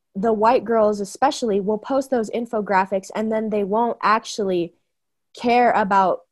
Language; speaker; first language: English; early bilingual, other home language; Chinese